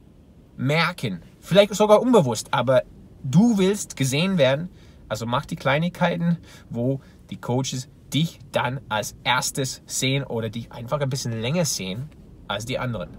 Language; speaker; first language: German; non-native, fluent; English